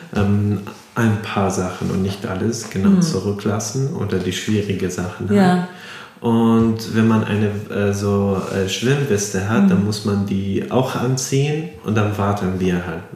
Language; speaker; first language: German; non-native, fluent; Arabic